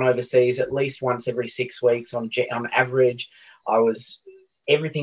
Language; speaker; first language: English; native; English